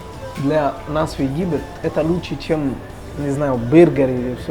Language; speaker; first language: Russian; non-native, learner; Arabic